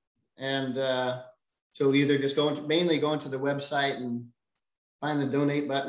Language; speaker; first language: English; native; English